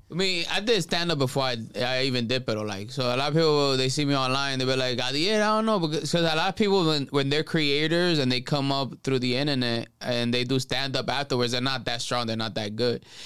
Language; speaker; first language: English; early bilingual, other home language; Spanish